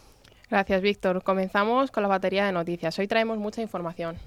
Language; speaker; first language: Spanish; native; Spanish